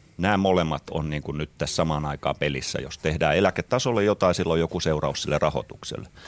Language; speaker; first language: Finnish; native; Finnish